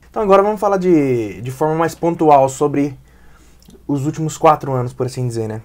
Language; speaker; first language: Portuguese; native; Portuguese